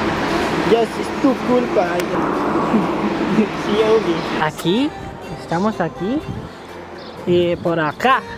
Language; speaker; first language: Spanish; non-native, learner; Filipino